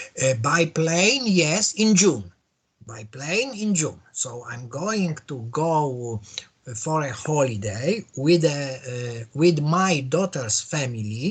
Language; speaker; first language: English; non-native, learner; Polish